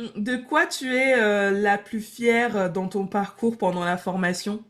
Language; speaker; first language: French; native; French